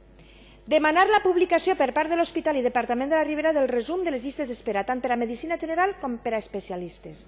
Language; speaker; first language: Catalan; native; Catalan